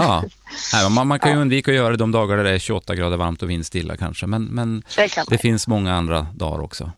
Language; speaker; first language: Swedish; native; Swedish